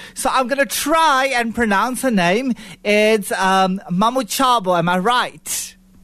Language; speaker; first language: English; non-native, local second language; Afrikaans